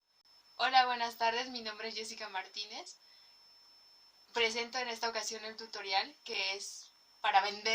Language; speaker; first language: Spanish; native; Spanish